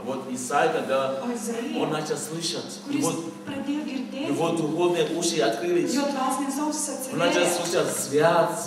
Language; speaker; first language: Russian; non-native, fluent; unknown